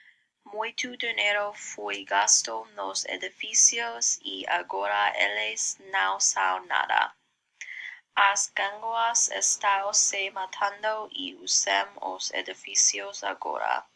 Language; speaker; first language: Portuguese; non-native, learner; English